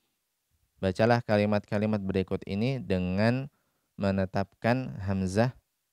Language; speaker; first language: Indonesian; native; Indonesian